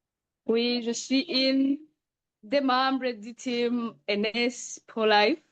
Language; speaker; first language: French; non-native, local second language; Rundi